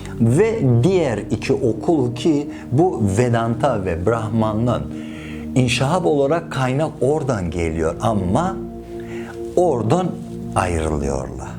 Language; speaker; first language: Turkish; non-native, fluent; Persian